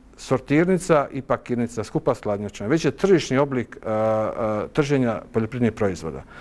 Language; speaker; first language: Croatian; native; Croatian